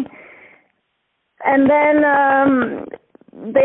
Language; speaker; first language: English; non-native, fluent; Polish